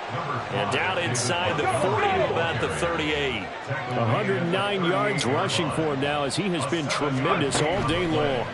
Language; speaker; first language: English; native; English